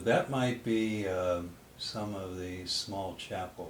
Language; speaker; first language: English; native; English